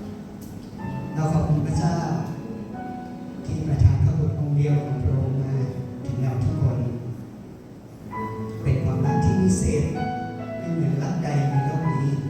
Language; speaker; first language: Thai; non-native, local second language; Iu Mien